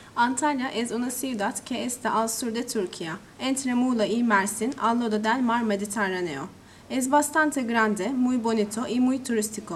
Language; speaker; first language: Spanish; non-native, learner; Turkish